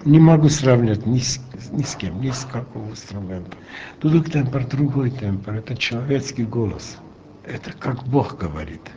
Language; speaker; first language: Russian; non-native, local second language; Armenian